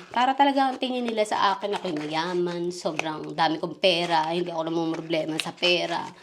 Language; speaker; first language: Filipino; native; Filipino